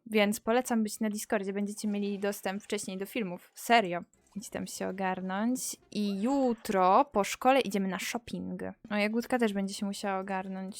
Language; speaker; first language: Polish; native; Polish